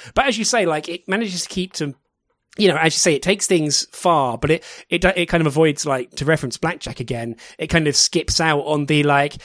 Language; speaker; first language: English; native; English